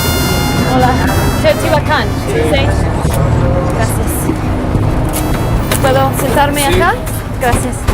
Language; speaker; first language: Spanish; non-native, learner; English